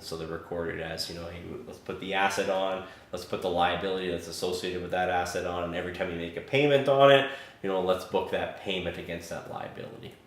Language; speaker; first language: English; native; English